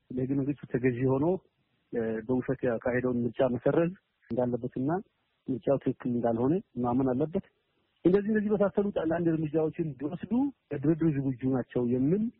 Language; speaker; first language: Amharic; non-native, local second language; Somali